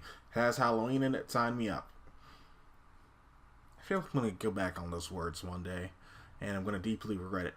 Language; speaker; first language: English; native; English